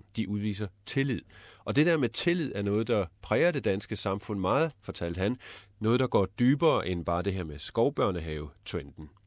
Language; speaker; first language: Danish; native; Danish